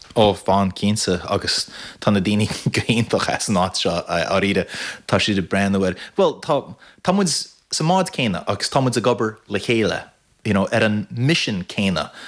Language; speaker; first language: Irish; non-native, fluent; English